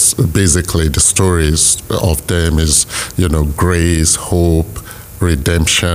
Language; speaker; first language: English; non-native, local second language; Yoruba